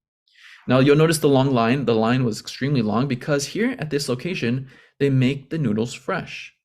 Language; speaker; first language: English; native; English